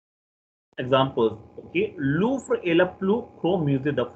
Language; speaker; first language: French; non-native, fluent; Hindi